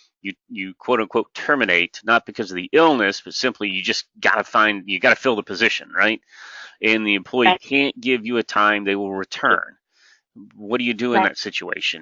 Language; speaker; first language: English; native; English